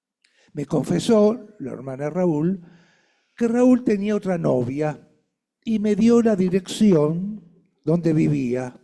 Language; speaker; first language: Spanish; native; Spanish